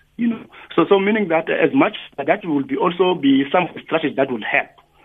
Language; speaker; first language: English; non-native, local second language; Xhosa